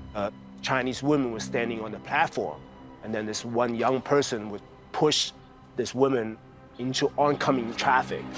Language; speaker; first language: English; early bilingual, other home language; Chinese